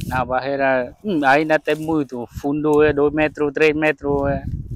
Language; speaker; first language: Portuguese; non-native, learner; Vietnamese